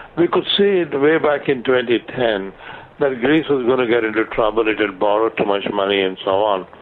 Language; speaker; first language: English; non-native, local second language; Gujarati